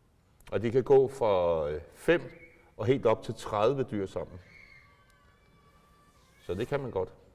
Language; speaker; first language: Danish; native; Danish